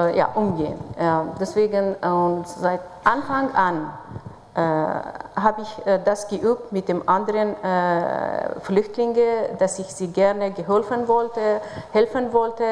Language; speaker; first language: German; non-native, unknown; Persian